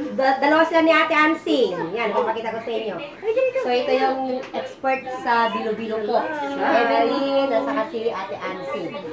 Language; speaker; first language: Filipino; non-native, local second language; Iloko